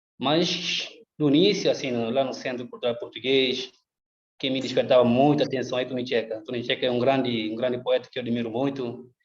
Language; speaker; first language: Portuguese; non-native, local second language; Upper Guinea Crioulo